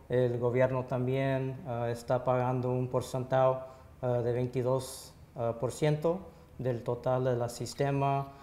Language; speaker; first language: Spanish; early bilingual, heritage; Spanish